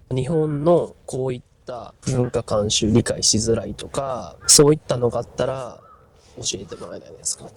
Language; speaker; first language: Japanese; native; Japanese